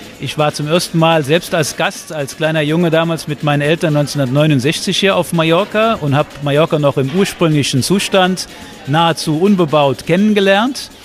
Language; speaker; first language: German; native; German